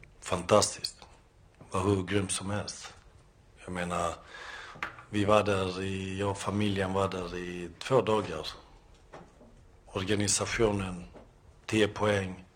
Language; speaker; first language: Swedish; early bilingual, other home language; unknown